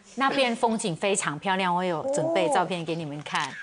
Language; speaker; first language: Chinese; native; Chinese